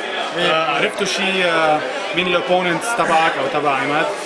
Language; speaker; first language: Arabic; native; Arabic